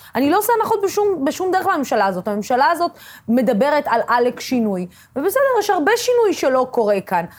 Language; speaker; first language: Hebrew; non-native, local second language; Arabic